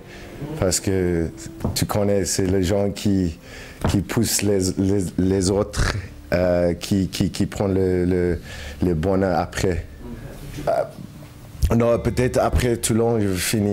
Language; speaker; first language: French; non-native, learner; English